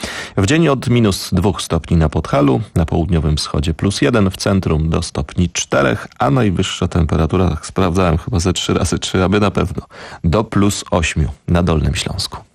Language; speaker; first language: Polish; native; Polish